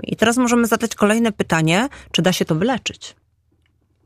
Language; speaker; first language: Polish; native; Polish